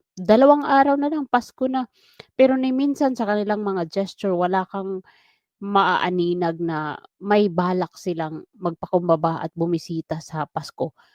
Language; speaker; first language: Filipino; non-native, local second language; Waray